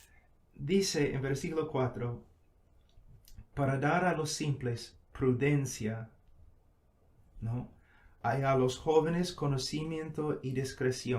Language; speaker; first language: Spanish; non-native, fluent; English